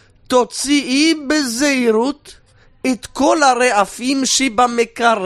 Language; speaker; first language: Hebrew; native; Hebrew